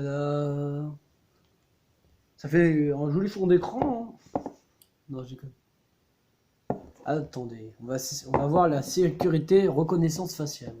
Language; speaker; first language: French; native; French